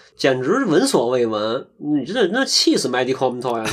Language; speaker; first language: Chinese; native; Chinese